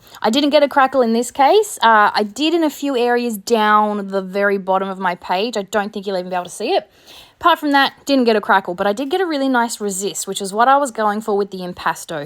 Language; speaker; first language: English; native; English